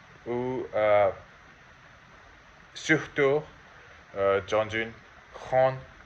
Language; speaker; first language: French; non-native, learner; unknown